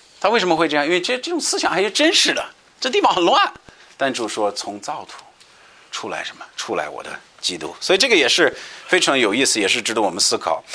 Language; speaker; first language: Chinese; non-native, fluent; English